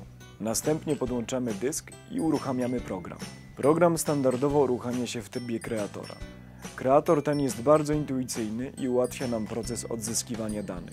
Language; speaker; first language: Polish; native; Polish